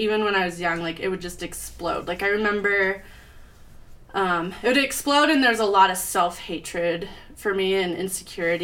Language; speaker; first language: English; native; English